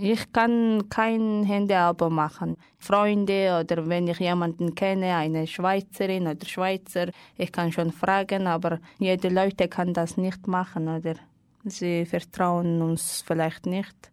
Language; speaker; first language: German; non-native, learner; Mongolian